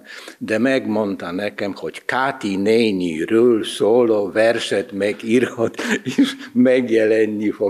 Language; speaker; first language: Hungarian; non-native, learner; Polish